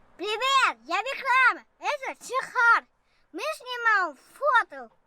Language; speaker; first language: Russian; early bilingual, other home language; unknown